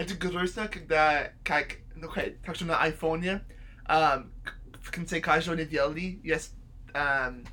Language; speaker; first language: Russian; non-native, learner; English